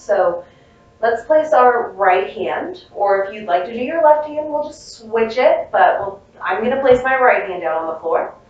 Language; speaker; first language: English; native; English